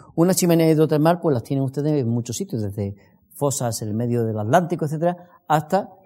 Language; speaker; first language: Spanish; native; Spanish